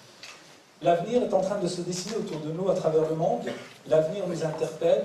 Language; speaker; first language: French; native; French